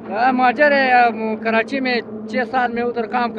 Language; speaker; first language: Hindi; non-native, learner; Pashto